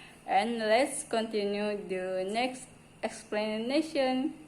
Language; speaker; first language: English; non-native, learner; Indonesian